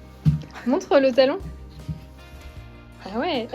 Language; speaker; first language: French; native; French